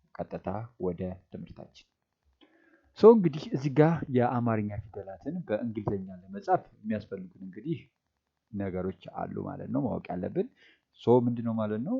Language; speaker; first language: Amharic; native; Amharic